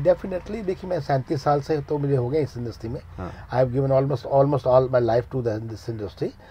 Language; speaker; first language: Hindi; native; Hindi